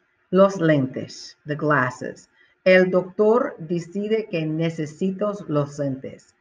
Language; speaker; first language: Spanish; non-native, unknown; English